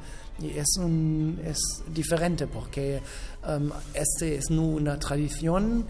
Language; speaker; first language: Spanish; non-native, learner; German